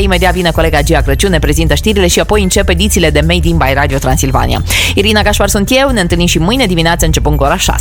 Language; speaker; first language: Romanian; native; Romanian